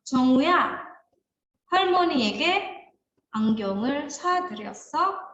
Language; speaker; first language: Korean; non-native, fluent; Indonesian